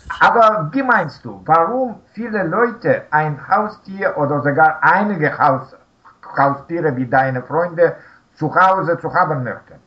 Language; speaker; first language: German; non-native, learner; Russian